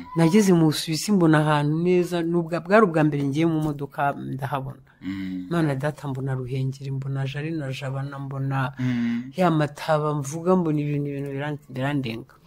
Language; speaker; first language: Kinyarwanda; early bilingual, heritage; Kinyarwanda